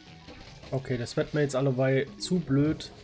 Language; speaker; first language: German; native; German